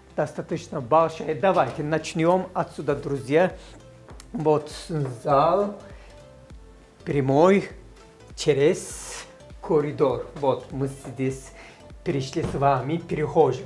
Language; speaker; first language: Russian; non-native, fluent; Turkish